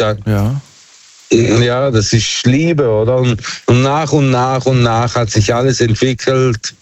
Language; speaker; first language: German; early bilingual, other home language; Turkish